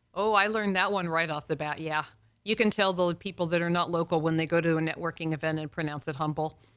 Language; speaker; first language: English; native; English